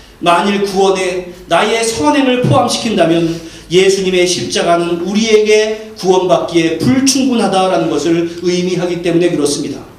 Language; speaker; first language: Korean; native; Korean